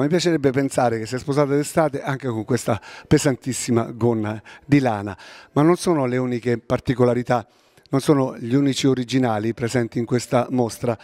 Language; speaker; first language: Italian; native; Italian